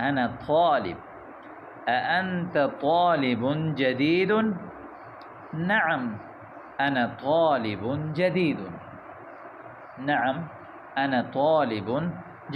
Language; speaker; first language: Arabic; non-native, fluent; Urdu